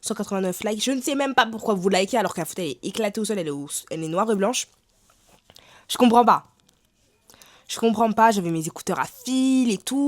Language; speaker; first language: French; native; French